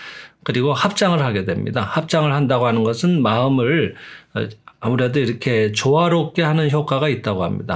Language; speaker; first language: Korean; native; Korean